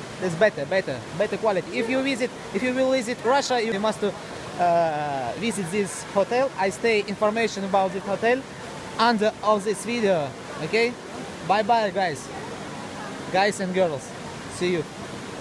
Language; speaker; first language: English; non-native, learner; Russian